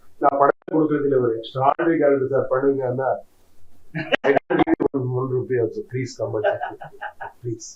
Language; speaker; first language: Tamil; non-native, learner; Kannada